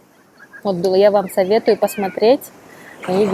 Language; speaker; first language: Russian; non-native, local second language; Kyrgyz